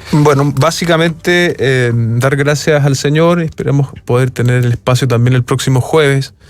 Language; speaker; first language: Spanish; native; Spanish